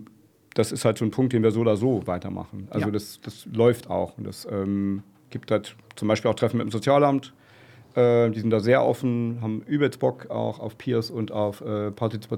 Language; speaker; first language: German; native; German